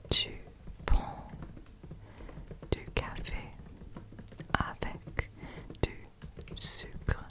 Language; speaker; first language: French; non-native, learner; English